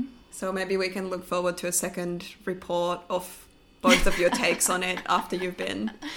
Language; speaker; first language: English; non-native, fluent; Finnish